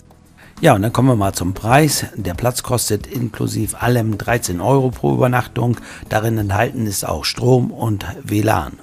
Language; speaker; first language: German; native; German